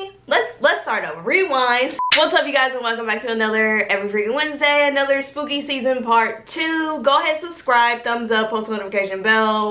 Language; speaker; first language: English; native; English